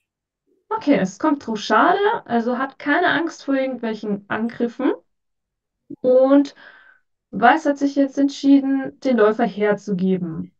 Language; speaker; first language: German; native; German